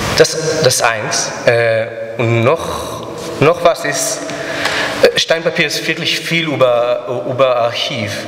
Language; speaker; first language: German; non-native, fluent; Hebrew